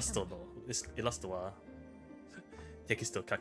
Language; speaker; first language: Japanese; non-native, learner; English